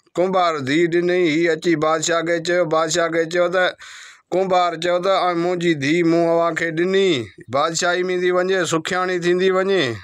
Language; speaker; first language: Sindhi; non-native, local second language; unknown